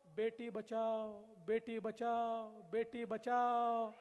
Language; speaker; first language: Hindi; non-native, local second language; Marathi